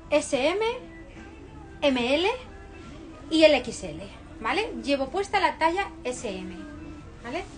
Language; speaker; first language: Spanish; native; Spanish